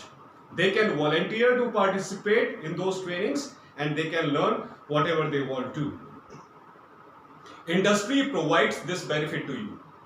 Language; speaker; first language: English; non-native, local second language; Hindi